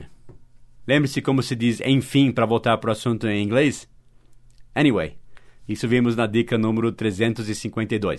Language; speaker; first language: Portuguese; non-native, fluent; English